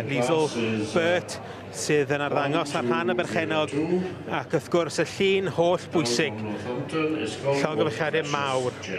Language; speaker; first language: Welsh; native; Welsh